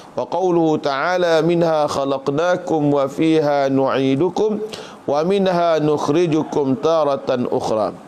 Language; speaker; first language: Malay; native; Malay